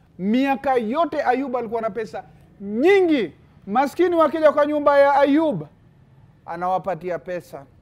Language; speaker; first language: Swahili; native; Swahili